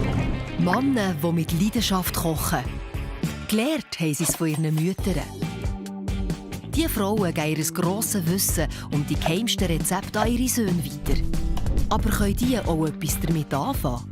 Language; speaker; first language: German; native; German